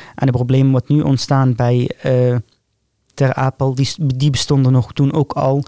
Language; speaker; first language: Dutch; non-native, fluent; Arabic